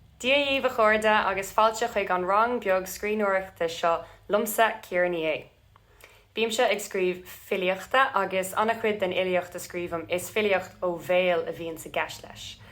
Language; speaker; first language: Irish; non-native, local second language; English